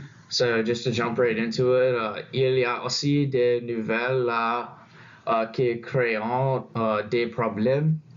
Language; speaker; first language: French; non-native, learner; English